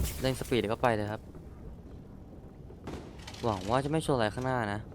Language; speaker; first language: Thai; native; Thai